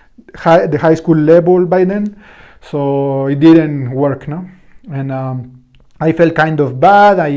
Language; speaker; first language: English; non-native, fluent; Spanish